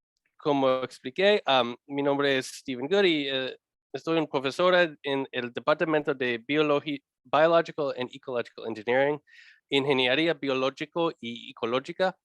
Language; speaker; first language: Spanish; non-native, learner; English